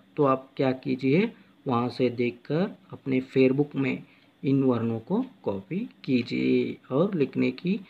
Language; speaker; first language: Hindi; non-native, local second language; Kannada